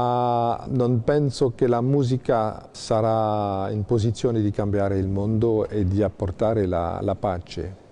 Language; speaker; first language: Italian; non-native, fluent; French